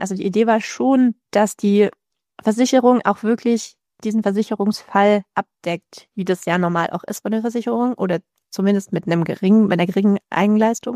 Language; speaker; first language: German; native; German